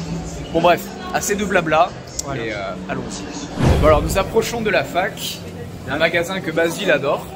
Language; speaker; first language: French; native; French